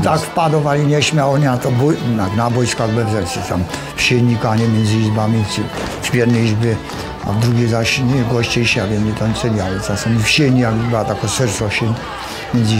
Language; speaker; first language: Polish; native; Polish